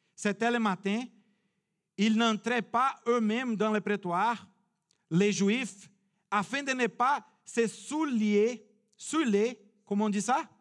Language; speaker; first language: French; non-native, fluent; Portuguese